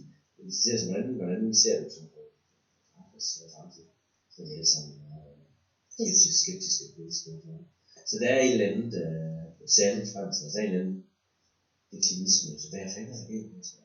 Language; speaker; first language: Danish; native; Danish